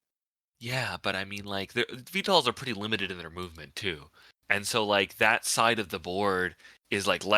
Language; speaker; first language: English; native; English